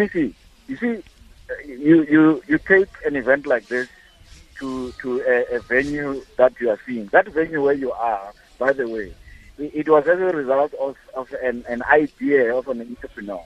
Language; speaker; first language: English; non-native, local second language; Tswana